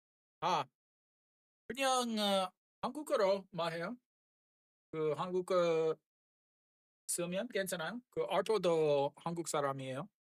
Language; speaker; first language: Korean; non-native, learner; English